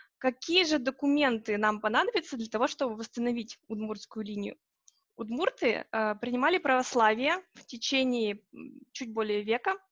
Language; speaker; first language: Russian; native; Russian